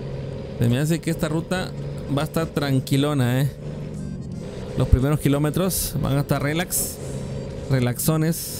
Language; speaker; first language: Spanish; native; Spanish